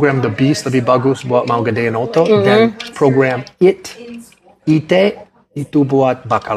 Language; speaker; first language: Indonesian; non-native, learner; English